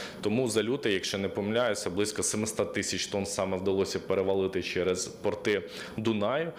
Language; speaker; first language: Ukrainian; native; Ukrainian